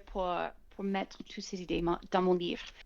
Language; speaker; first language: French; non-native, fluent; English